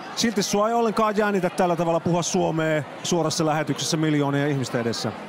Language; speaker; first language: Finnish; native; Finnish